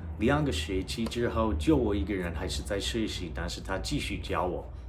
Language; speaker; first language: Chinese; non-native, fluent; English